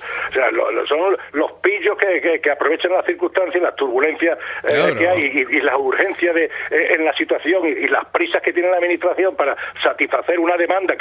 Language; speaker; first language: Spanish; native; Spanish